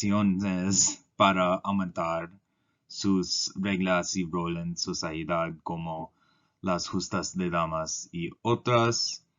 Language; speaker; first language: Spanish; non-native, learner; English